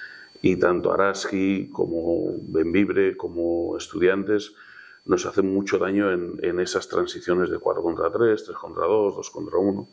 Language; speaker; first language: Spanish; native; Spanish